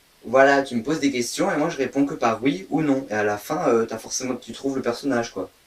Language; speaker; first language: French; native; French